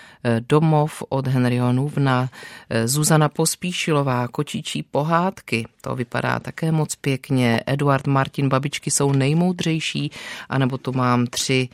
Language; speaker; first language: Czech; native; Czech